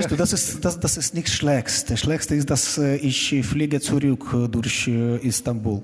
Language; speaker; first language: German; non-native, learner; Ukrainian